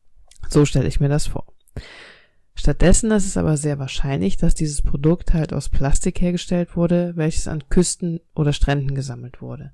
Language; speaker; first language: German; native; German